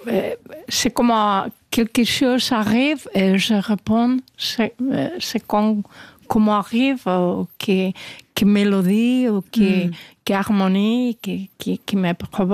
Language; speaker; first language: French; non-native, learner; Spanish